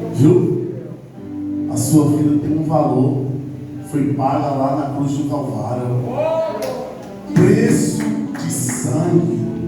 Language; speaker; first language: Portuguese; native; Portuguese